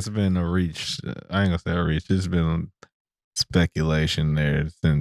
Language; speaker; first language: English; native; English